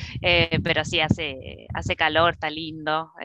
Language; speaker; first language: Spanish; native; Spanish